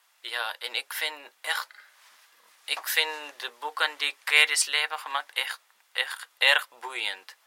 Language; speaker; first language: Dutch; non-native, learner; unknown